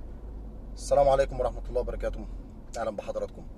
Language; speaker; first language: Arabic; native; Arabic